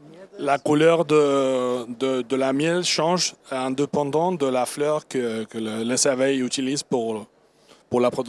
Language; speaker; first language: French; non-native, learner; Spanish